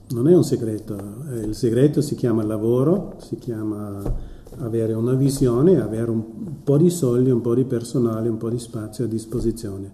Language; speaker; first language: Italian; non-native, fluent; German